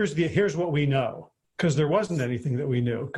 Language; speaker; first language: English; native; English